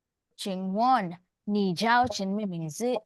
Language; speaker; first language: Chinese; non-native, learner; Filipino